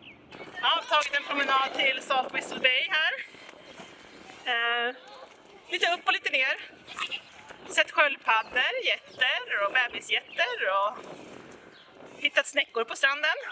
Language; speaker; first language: Swedish; native; Swedish